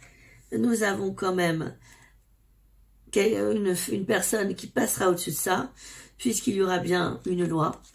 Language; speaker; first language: French; native; French